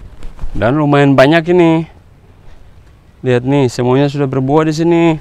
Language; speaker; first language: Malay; non-native, local second language; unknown